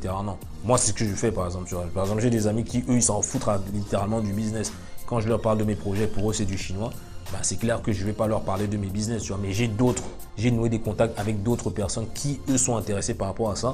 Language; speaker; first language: French; native; French